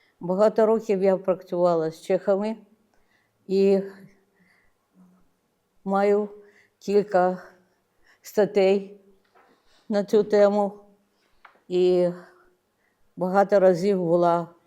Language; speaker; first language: Ukrainian; non-native, local second language; Russian